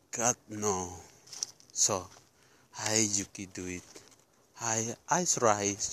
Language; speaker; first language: English; non-native, learner; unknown